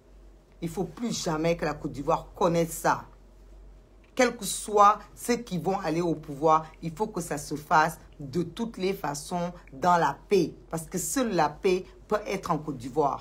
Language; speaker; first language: French; non-native, local second language; Wolof